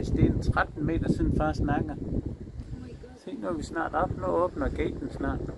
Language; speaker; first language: Danish; native; Danish